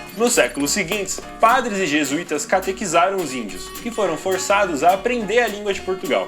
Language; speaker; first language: Portuguese; native; Portuguese